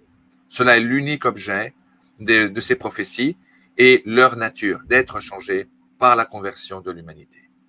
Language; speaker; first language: French; native; French